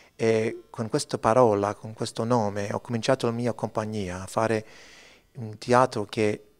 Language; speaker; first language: Italian; early bilingual, heritage; Italian